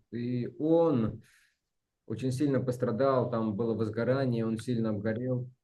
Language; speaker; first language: Russian; native; Russian